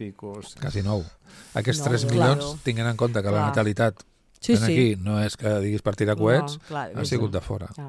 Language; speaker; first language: Catalan; native; Catalan